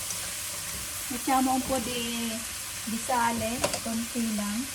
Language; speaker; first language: Italian; non-native, learner; Filipino